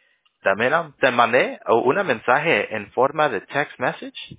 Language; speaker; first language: Spanish; early bilingual, heritage; Spanish